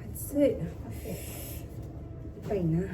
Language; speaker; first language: Japanese; non-native, learner; Filipino